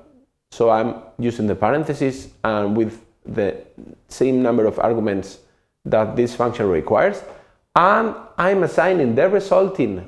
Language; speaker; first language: English; non-native, fluent; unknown